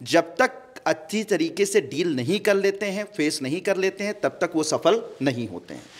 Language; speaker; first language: Hindi; native; Hindi